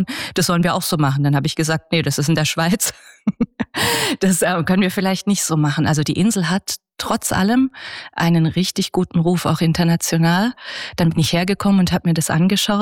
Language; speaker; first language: German; native; German